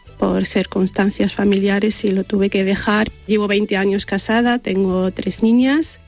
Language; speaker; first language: Spanish; non-native, fluent; Arabic